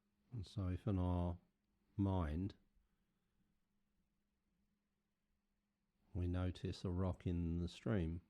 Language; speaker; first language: English; native; English